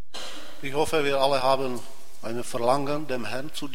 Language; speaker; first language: German; non-native, fluent; Czech